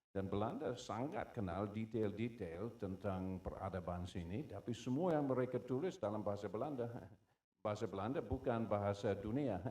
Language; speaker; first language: Indonesian; non-native, fluent; English